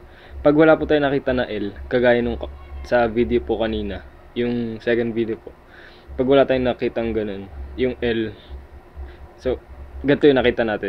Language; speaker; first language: Filipino; native; Filipino